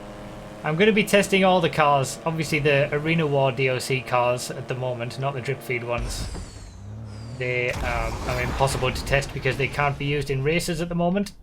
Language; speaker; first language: English; native; English